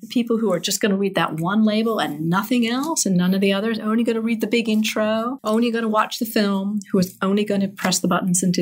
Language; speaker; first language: English; native; English